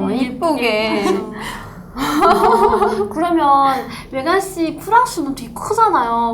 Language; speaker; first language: Korean; non-native, fluent; French